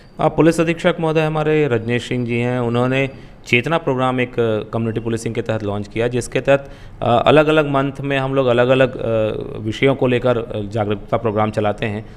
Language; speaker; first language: Hindi; native; Hindi